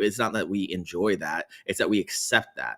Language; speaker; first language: English; native; English